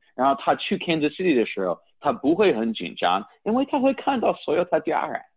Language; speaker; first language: Chinese; early bilingual, heritage; Chinese